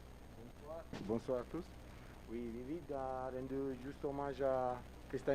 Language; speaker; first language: French; non-native, learner; Italian